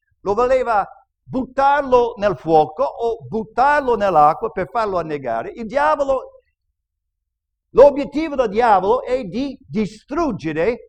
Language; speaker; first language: Italian; non-native, fluent; English